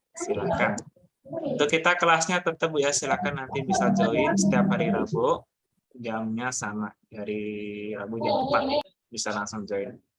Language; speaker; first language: Indonesian; native; Indonesian